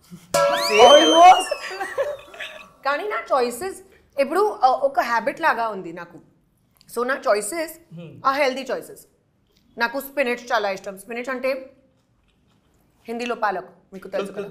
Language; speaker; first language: Telugu; non-native, local second language; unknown